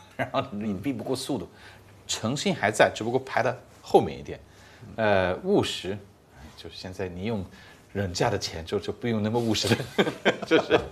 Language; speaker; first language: Chinese; non-native, fluent; English